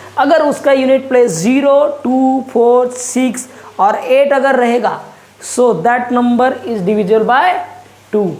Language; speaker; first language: Hindi; non-native, local second language; Marathi